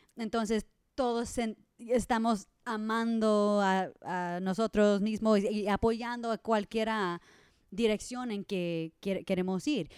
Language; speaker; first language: Spanish; non-native, learner; English